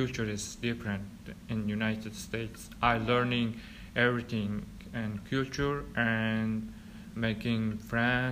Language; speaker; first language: English; non-native, learner; Mongolian